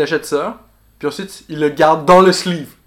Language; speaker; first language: French; native; French